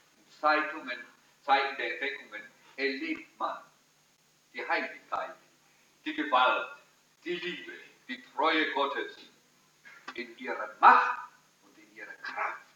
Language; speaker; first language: German; early bilingual, heritage; German